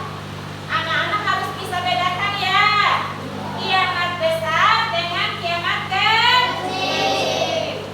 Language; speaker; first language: Indonesian; native; Indonesian